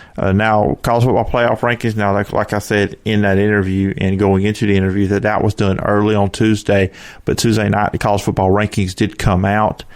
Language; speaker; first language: English; native; English